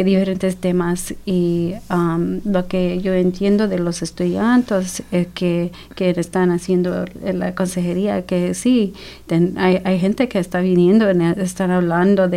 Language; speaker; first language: Spanish; early bilingual, heritage; Spanish